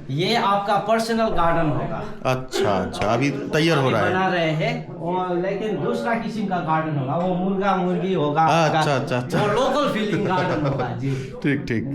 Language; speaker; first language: Hindi; non-native, local second language; Nepali